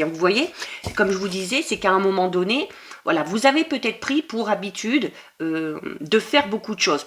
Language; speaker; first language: French; native; French